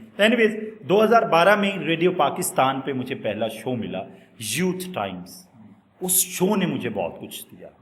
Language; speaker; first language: Urdu; non-native, local second language; Punjabi